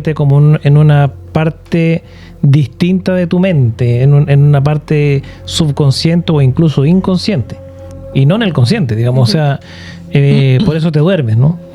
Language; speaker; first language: Spanish; native; Spanish